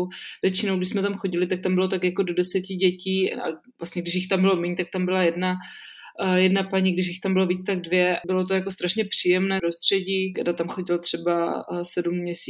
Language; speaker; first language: Czech; native; Czech